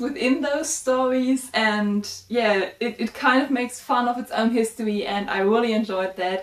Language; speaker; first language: English; non-native, fluent; German